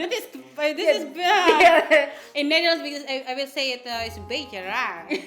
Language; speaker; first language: Dutch; non-native, learner; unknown